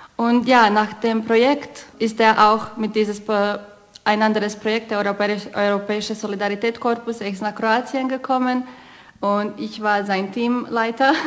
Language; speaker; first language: German; non-native, fluent; Croatian